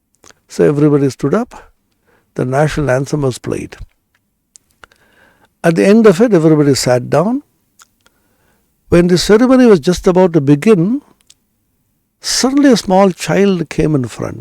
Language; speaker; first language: English; non-native, local second language; Bangla